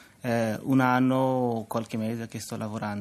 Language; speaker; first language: Italian; non-native, learner; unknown